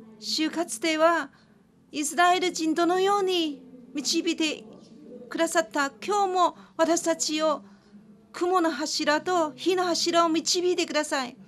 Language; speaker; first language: Japanese; non-native, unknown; Chinese